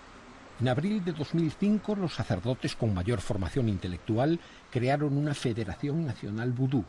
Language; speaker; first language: Spanish; native; Spanish